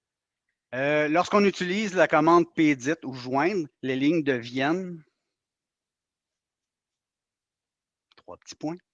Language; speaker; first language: French; native; French